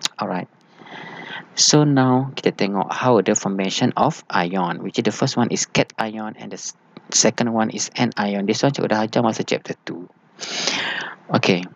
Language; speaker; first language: English; non-native, local second language; Malay